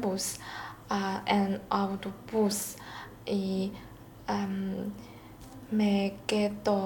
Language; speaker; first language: Spanish; non-native, learner; Chinese